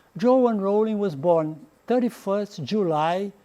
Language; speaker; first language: English; non-native, fluent; Portuguese